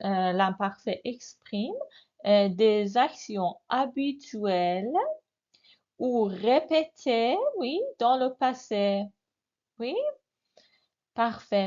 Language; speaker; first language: French; non-native, fluent; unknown